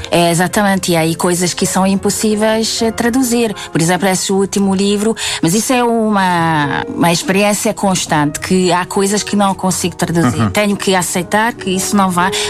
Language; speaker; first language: Portuguese; non-native, fluent; Hungarian